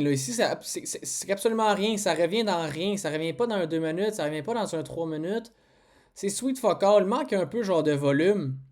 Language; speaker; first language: French; native; French